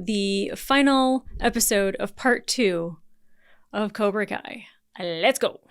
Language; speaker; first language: English; native; English